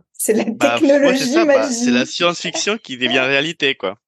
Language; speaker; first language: French; non-native, fluent; Spanish